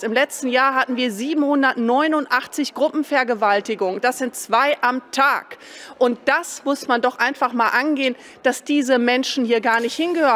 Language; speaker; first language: German; native; German